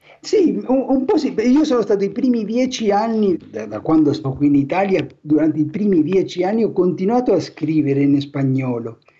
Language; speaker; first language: Italian; non-native, fluent; Spanish